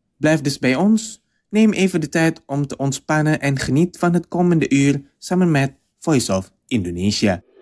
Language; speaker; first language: Dutch; non-native, fluent; Indonesian